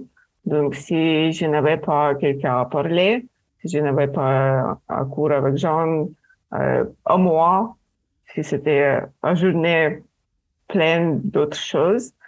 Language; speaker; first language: French; non-native, fluent; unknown